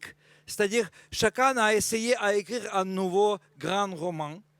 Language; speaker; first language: French; non-native, fluent; Russian